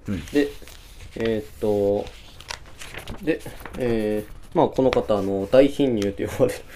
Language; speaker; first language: Japanese; native; Japanese